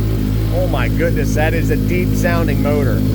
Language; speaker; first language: English; native; English